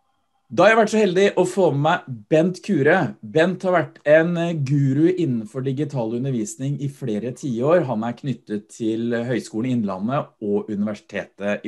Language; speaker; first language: Norwegian; native; Norwegian